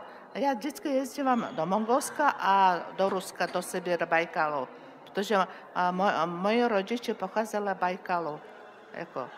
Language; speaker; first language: Czech; non-native, learner; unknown